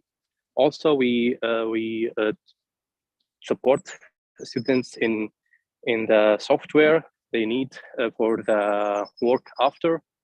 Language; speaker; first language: English; non-native, fluent; Arabic